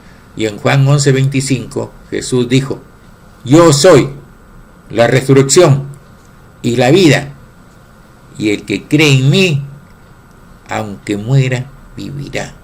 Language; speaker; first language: Spanish; native; Spanish